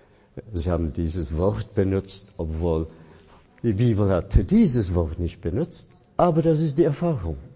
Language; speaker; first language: German; non-native, fluent; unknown